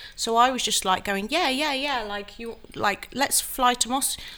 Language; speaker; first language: English; native; English